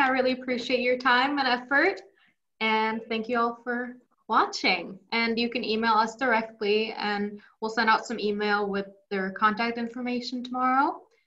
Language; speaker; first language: English; non-native, fluent; Norwegian